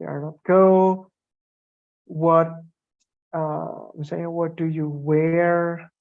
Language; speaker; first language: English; non-native, fluent; Indonesian